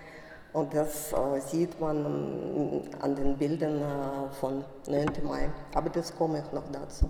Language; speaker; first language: German; non-native, fluent; Russian